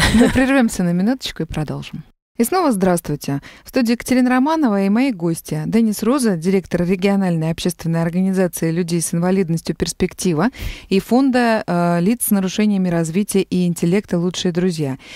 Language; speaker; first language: Russian; native; Russian